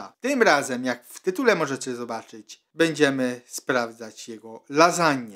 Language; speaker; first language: Polish; non-native, fluent; Italian